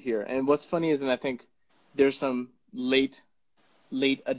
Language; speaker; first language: English; non-native, local second language; Punjabi